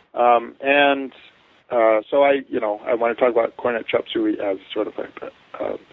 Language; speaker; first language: English; native; English